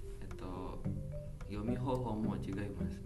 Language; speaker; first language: Japanese; non-native, learner; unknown